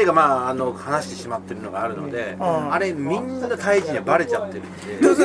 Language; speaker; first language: Japanese; native; Japanese